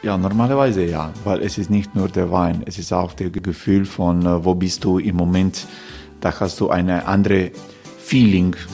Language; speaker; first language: German; non-native, learner; Croatian